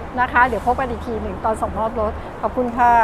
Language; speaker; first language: Thai; native; Thai